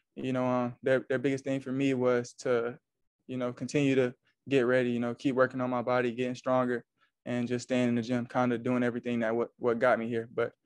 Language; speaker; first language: English; native; English